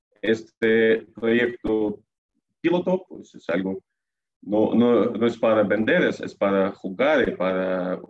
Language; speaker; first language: Spanish; non-native, learner; Russian